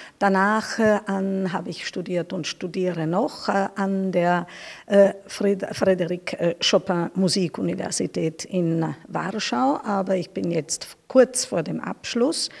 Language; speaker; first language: German; non-native, fluent; Polish